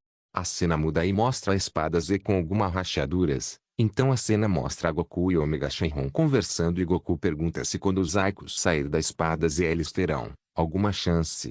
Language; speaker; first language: Portuguese; native; Portuguese